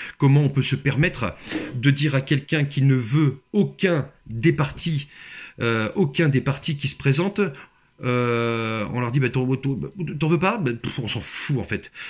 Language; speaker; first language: French; native; French